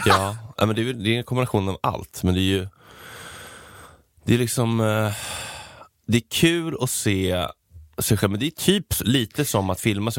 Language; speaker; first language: Swedish; native; Swedish